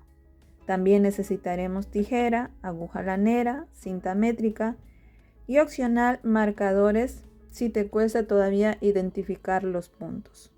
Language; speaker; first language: Spanish; native; Spanish